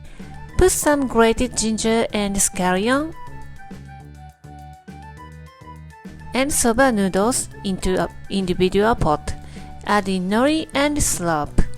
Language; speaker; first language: English; non-native, fluent; Japanese